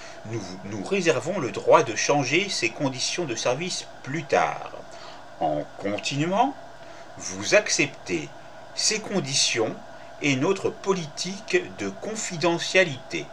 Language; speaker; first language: French; native; French